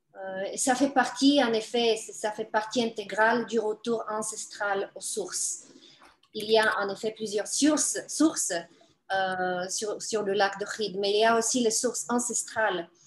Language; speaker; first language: French; non-native, fluent; Bulgarian